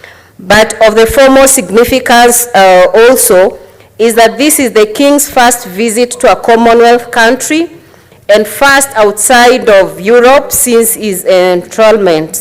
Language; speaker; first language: English; non-native, local second language; Gusii